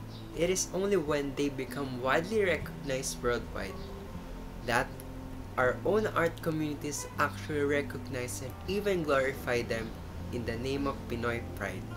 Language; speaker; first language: English; non-native, local second language; Filipino